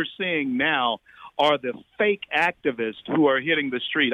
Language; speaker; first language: English; native; English